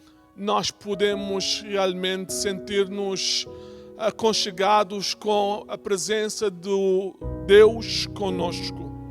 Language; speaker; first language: Portuguese; native; Portuguese